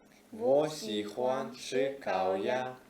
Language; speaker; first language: Chinese; non-native, learner; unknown